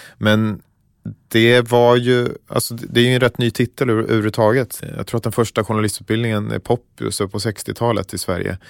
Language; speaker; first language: Swedish; native; Swedish